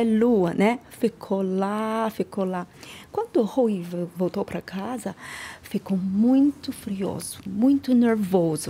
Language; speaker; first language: Portuguese; non-native, learner; Chinese